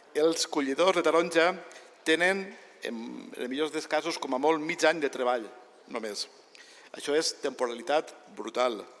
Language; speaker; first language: Catalan; native; Catalan